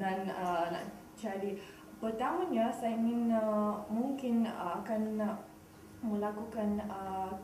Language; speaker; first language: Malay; non-native, learner; Russian